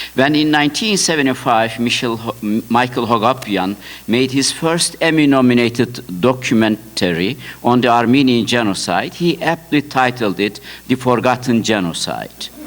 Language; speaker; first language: English; non-native, fluent; Turkish